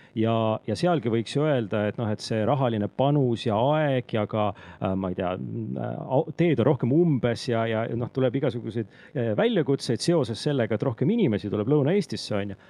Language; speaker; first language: Estonian; native; Estonian